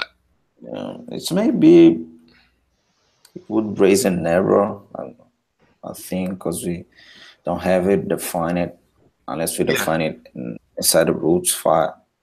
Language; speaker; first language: English; non-native, fluent; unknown